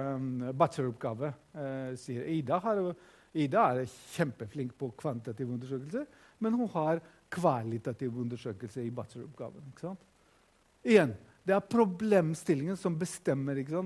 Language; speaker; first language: Norwegian; non-native, fluent; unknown